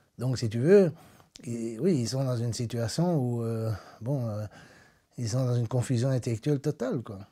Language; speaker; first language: French; native; French